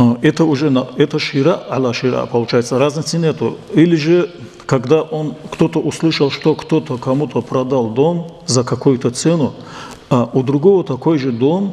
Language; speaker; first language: Russian; non-native, local second language; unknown